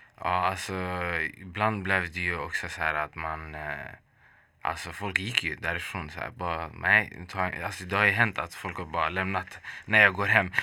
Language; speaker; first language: Swedish; early bilingual, other home language; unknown